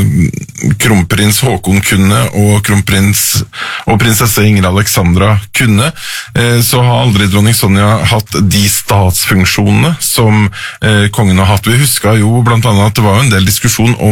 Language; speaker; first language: Norwegian; native; Norwegian